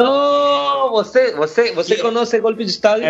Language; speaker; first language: Portuguese; non-native, learner; Spanish